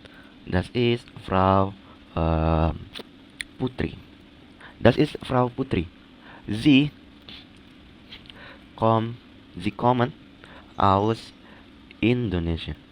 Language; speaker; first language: German; non-native, learner; Indonesian